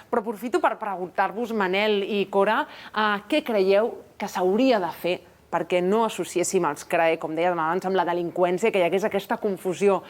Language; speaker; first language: Catalan; native; Catalan